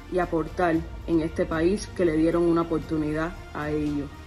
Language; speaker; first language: Spanish; early bilingual, heritage; Spanish